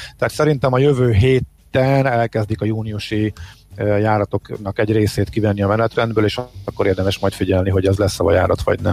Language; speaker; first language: Hungarian; native; Hungarian